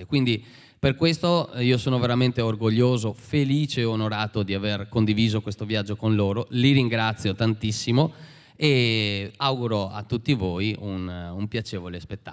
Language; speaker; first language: Italian; native; Italian